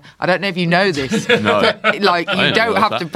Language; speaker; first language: English; native; English